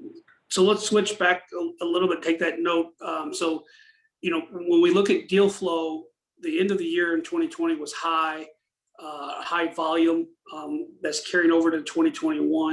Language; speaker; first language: English; native; English